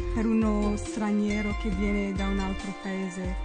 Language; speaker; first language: Italian; non-native, fluent; English